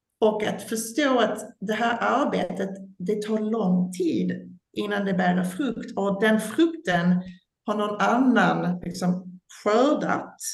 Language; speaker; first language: Swedish; non-native, fluent; English